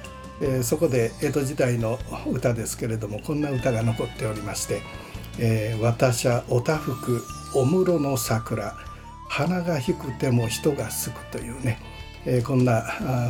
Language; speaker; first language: Japanese; native; Japanese